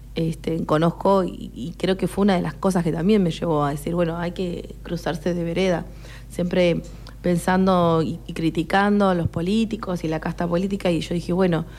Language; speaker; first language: Spanish; native; Spanish